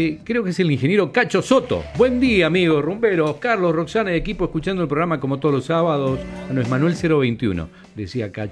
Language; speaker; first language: Spanish; native; Spanish